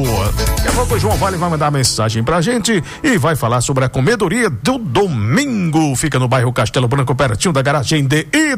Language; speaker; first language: Portuguese; native; Portuguese